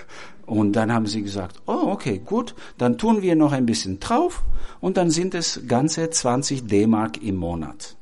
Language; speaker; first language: German; non-native, fluent; Albanian